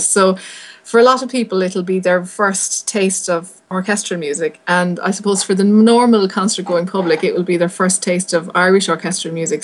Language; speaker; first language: English; native; English